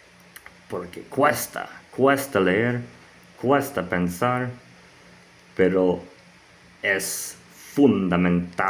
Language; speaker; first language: Spanish; non-native, learner; English